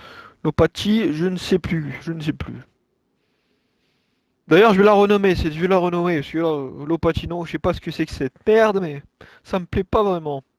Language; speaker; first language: French; native; French